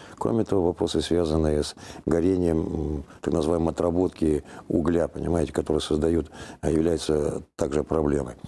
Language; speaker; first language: Russian; native; Russian